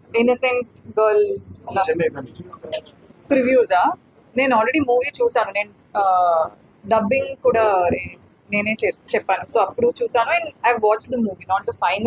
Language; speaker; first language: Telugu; non-native, fluent; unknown